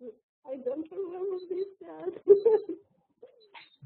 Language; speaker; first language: English; non-native, learner; Russian